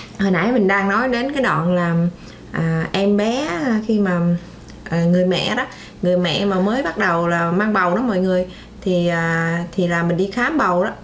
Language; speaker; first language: Vietnamese; native; Vietnamese